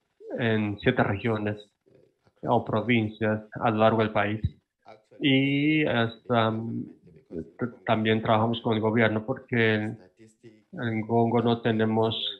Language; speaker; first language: Spanish; non-native, fluent; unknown